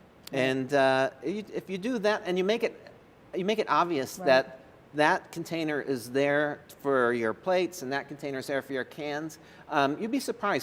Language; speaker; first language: English; native; English